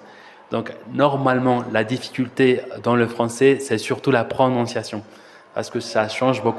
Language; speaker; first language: French; non-native, fluent; Spanish